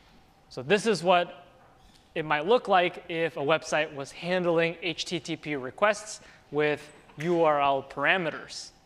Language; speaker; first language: English; native; English